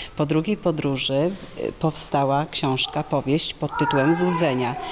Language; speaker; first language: Polish; native; Polish